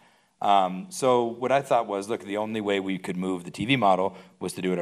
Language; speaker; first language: English; native; English